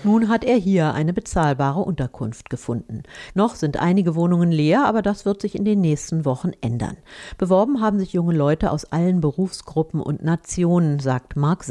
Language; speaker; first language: German; native; German